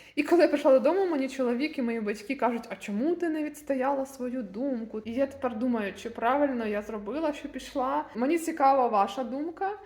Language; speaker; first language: Ukrainian; native; Ukrainian